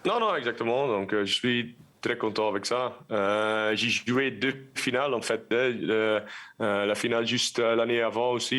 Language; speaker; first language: French; non-native, local second language; Dutch